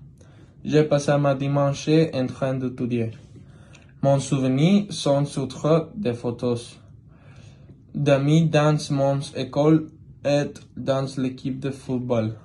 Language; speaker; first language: French; non-native, learner; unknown